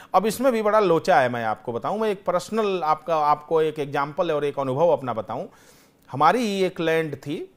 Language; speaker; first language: Hindi; native; Hindi